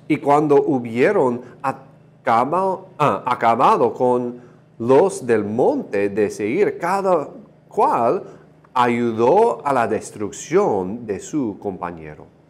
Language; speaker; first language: Spanish; non-native, fluent; English